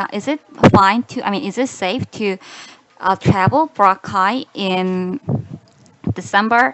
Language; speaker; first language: English; non-native, learner; Korean